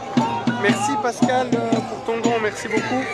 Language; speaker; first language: French; native; French